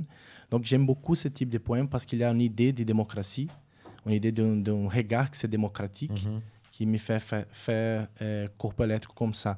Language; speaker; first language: French; non-native, fluent; Portuguese